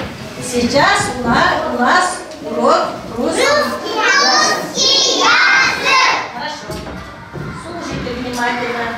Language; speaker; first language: Russian; non-native, local second language; Kyrgyz